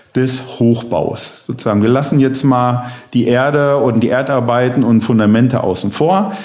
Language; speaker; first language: German; native; German